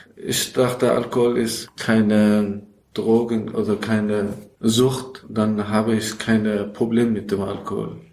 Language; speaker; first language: German; non-native, learner; Persian